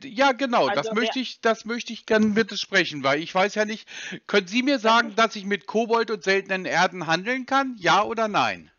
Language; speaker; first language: German; native; German